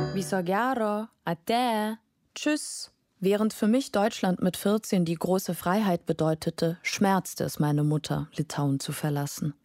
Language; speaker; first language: German; non-native, fluent; Lithuanian